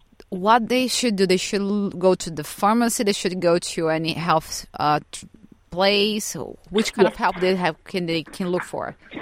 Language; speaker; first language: English; non-native, fluent; Portuguese